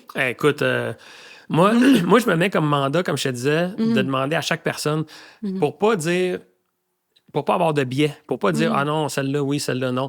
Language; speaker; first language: French; native; French